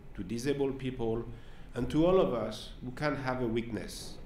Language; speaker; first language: English; non-native, fluent; French